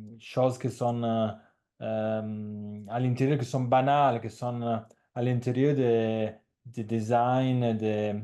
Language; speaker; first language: French; non-native, learner; Italian